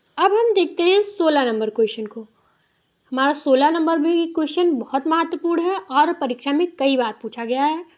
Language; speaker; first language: Hindi; native; Hindi